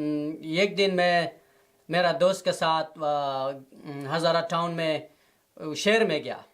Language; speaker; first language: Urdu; non-native, learner; Persian